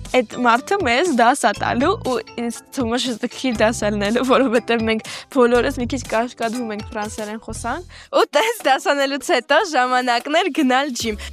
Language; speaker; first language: Armenian; early bilingual, heritage; Armenian